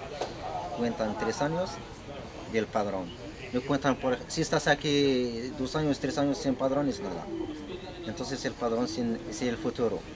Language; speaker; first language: Spanish; non-native, learner; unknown